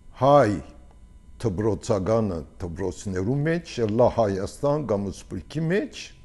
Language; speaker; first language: Armenian; early bilingual, heritage; Armenian